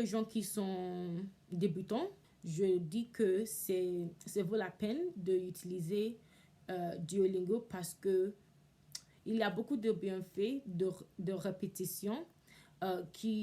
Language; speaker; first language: French; non-native, learner; English